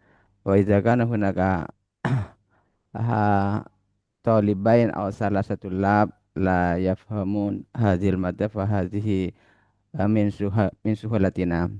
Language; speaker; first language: Arabic; non-native, learner; Indonesian